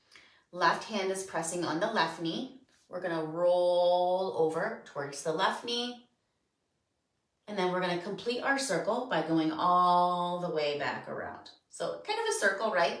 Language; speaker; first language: English; native; English